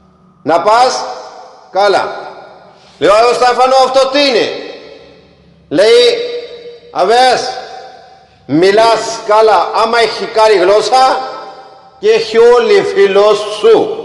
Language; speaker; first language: Greek; non-native, learner; Punjabi